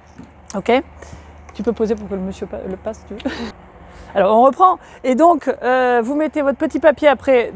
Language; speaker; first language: French; native; French